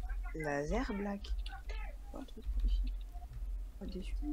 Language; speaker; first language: French; native; French